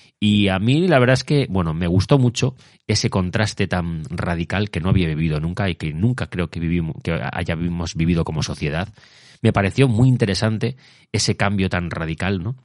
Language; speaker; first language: Spanish; native; Spanish